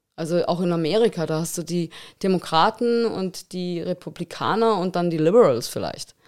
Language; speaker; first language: German; native; German